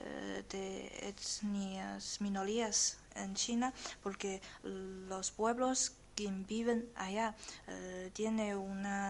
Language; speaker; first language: Spanish; non-native, learner; Chinese